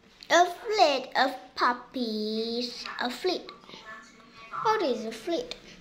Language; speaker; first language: English; non-native, learner; Vietnamese